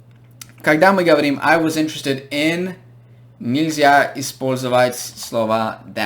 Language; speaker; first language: Russian; non-native, fluent; English